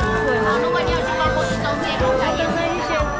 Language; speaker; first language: Chinese; native; Chinese